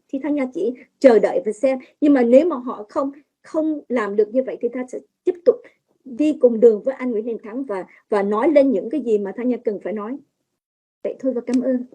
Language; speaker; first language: Vietnamese; early bilingual, heritage; Vietnamese